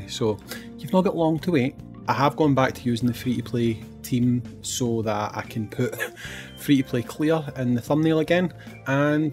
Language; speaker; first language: English; native; English